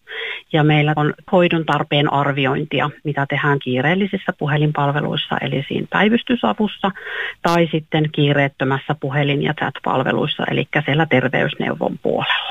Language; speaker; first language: Finnish; native; Finnish